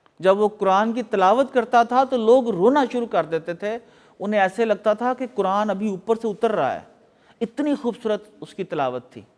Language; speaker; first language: Urdu; native; Urdu